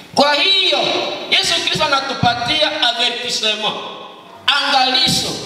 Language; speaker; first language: Swahili; non-native, local second language; Nande